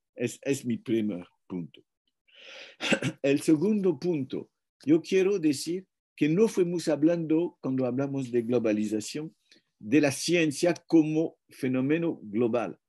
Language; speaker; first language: Spanish; non-native, fluent; French